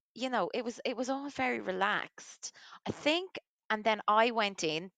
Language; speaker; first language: English; native; English